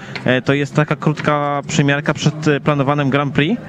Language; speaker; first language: Polish; native; Polish